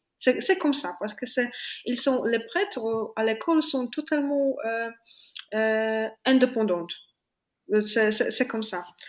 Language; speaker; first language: French; non-native, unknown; Polish